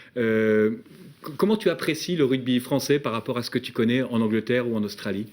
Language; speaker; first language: French; native; French